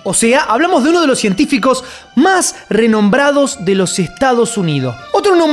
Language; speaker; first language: Spanish; native; Spanish